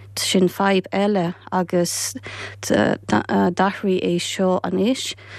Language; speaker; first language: Irish; non-native, learner; Ukrainian